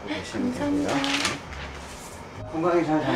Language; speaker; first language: Korean; native; Korean